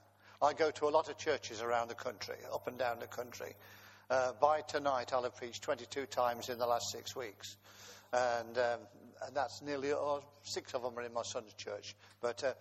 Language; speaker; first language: English; native; English